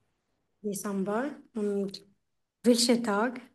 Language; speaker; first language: German; non-native, fluent; Arabic